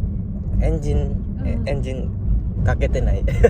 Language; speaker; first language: Japanese; non-native, learner; Indonesian